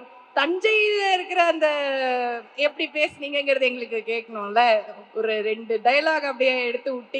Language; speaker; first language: Tamil; native; Tamil